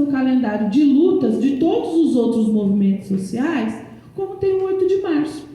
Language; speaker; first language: Portuguese; native; Portuguese